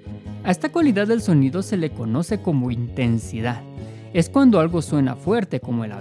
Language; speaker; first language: Spanish; native; Spanish